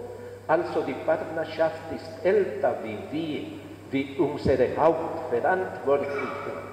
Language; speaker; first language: German; non-native, fluent; Spanish